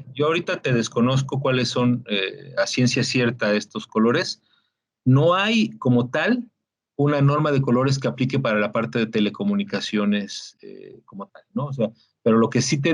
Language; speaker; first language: Spanish; native; Spanish